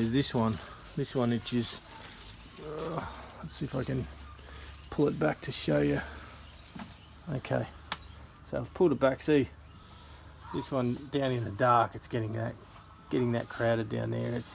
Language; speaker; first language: English; native; English